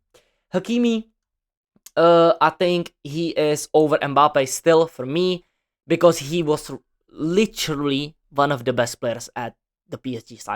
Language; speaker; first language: English; non-native, fluent; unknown